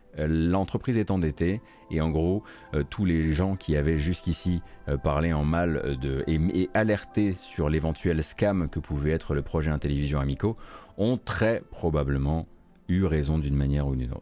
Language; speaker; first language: French; native; French